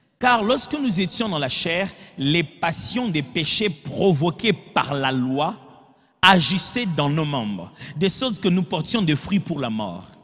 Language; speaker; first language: French; non-native, local second language; Lingala